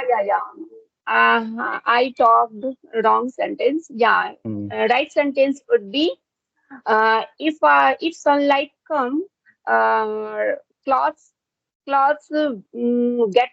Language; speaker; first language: English; non-native, local second language; Hindi